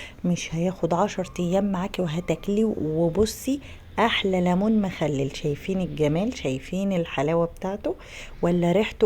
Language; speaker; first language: Arabic; native; Arabic